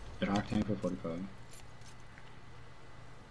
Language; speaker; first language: English; native; English